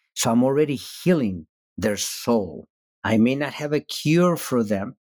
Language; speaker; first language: English; non-native, fluent; Spanish